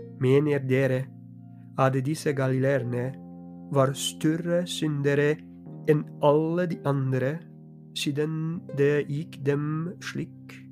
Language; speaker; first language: Norwegian; non-native, fluent; Polish